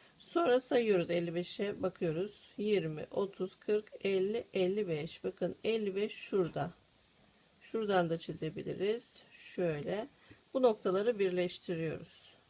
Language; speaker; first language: Turkish; native; Turkish